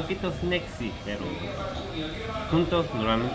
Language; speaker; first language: Spanish; non-native, learner; Korean